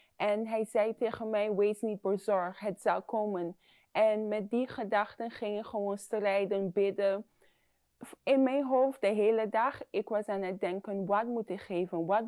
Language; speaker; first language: Dutch; non-native, fluent; English